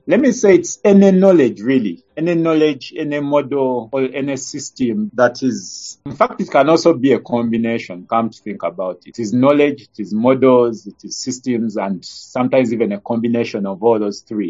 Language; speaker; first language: English; non-native, local second language; Ganda